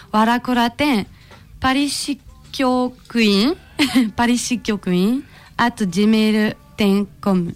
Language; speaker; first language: Japanese; non-native, learner; French